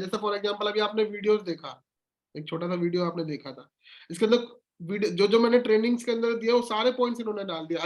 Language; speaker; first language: Hindi; native; Hindi